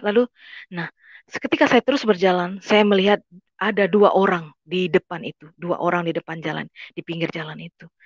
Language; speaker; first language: Indonesian; native; Indonesian